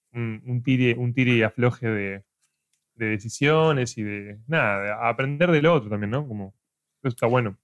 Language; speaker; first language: Spanish; native; Spanish